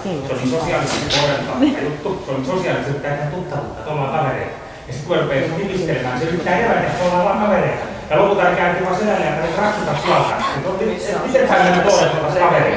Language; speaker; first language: Finnish; native; Finnish